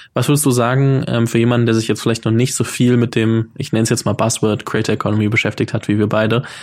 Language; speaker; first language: German; native; German